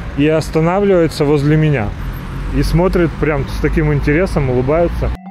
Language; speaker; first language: Russian; native; Russian